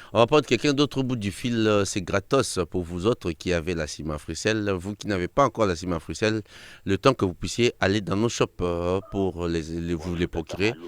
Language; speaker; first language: French; non-native, local second language; Lingala